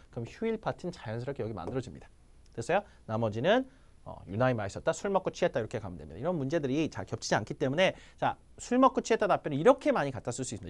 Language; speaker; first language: Korean; native; Korean